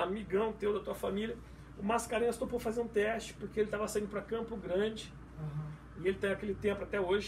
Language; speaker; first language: Portuguese; native; Portuguese